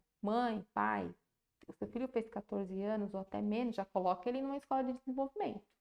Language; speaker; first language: Portuguese; native; Portuguese